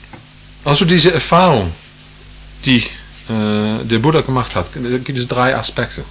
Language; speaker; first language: German; non-native, fluent; English